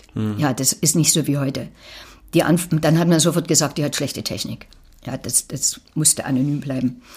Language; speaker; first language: German; native; German